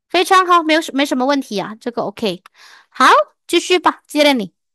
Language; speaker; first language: Chinese; non-native, fluent; Indonesian